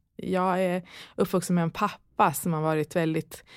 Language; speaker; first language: Swedish; early bilingual, other home language; Persian